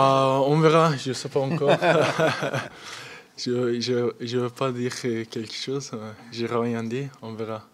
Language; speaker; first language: French; non-native, learner; Turkish